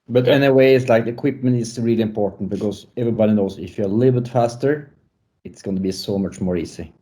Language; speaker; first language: English; non-native, fluent; Norwegian